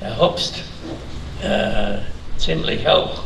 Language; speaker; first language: German; early bilingual, heritage; German